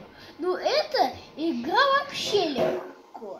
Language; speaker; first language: Russian; early bilingual, heritage; Russian